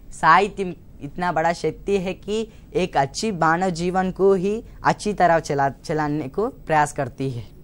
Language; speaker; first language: Hindi; non-native, local second language; Telugu